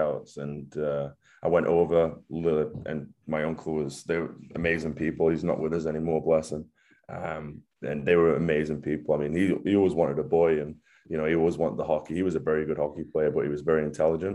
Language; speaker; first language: English; native; English